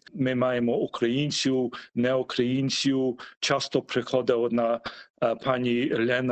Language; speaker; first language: Ukrainian; early bilingual, heritage; Ukrainian